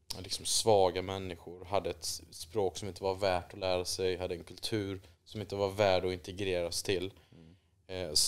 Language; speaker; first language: Swedish; native; Swedish